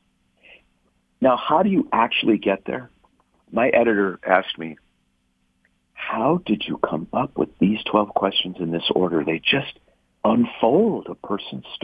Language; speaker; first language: English; native; English